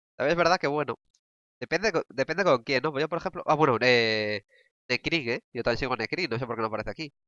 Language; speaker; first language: Spanish; native; Spanish